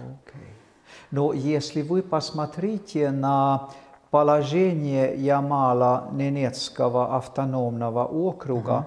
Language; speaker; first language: Russian; non-native, fluent; Swedish